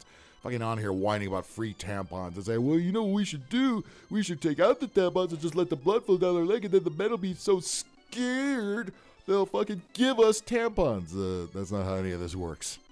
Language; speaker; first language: English; native; English